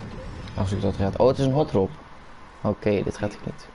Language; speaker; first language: Dutch; native; Dutch